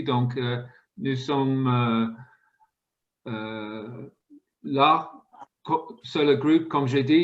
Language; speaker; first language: French; non-native, fluent; English